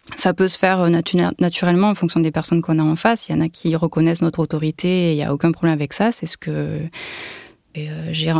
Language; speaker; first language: French; native; French